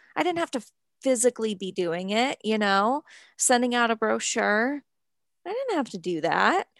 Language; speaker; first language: English; native; English